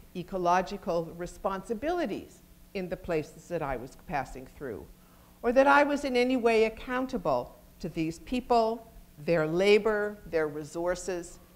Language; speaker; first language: English; native; English